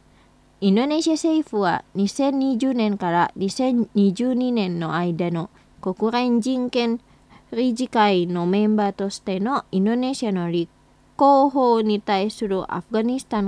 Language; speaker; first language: Japanese; non-native, fluent; Indonesian